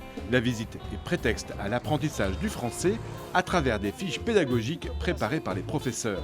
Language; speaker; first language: French; native; French